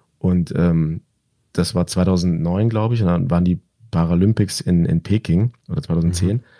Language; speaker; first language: German; early bilingual, other home language; Turkish